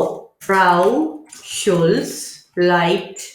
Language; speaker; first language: German; non-native, fluent; English